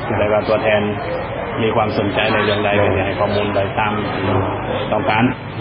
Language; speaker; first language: Thai; non-native, local second language; Lao